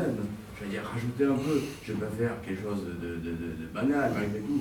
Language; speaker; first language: French; native; French